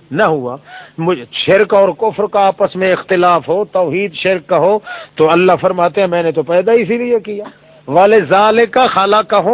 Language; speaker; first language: Urdu; non-native, local second language; Saraiki